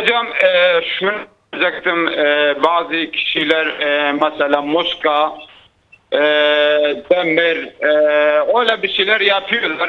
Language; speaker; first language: Turkish; non-native, local second language; Kurdish